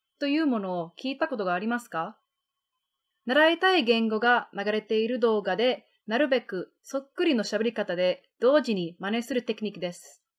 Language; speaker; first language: Japanese; non-native, fluent; English